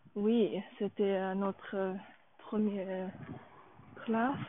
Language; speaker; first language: French; non-native, learner; English